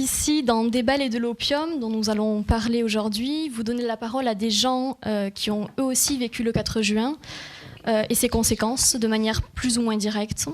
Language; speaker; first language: French; native; French